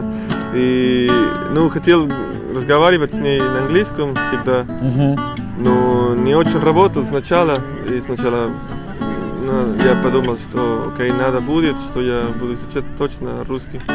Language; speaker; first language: Russian; non-native, learner; Spanish